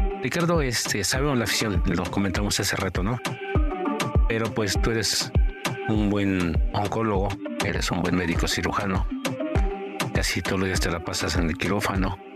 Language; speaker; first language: Spanish; native; Spanish